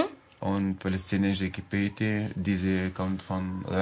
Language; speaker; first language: German; non-native, learner; Arabic